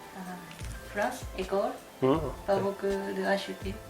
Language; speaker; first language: French; non-native, learner; Japanese